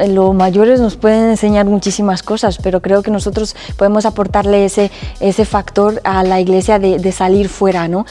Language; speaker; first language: Spanish; early bilingual, other home language; Romanian